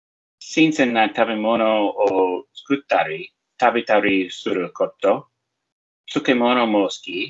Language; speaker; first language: Japanese; non-native, learner; English